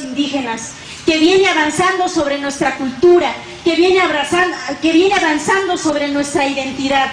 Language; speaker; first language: Spanish; native; Spanish